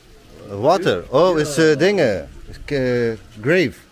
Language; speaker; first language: English; non-native, learner; Turkish